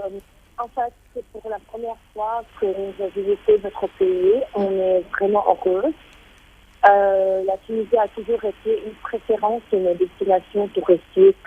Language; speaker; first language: French; non-native, fluent; Arabic